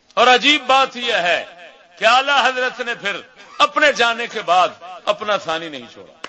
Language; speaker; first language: Urdu; non-native, local second language; Punjabi